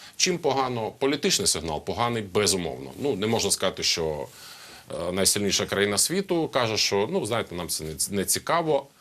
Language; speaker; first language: Ukrainian; non-native, local second language; Russian